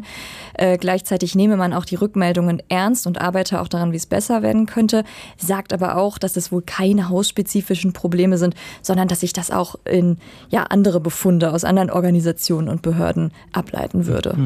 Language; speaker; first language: German; native; German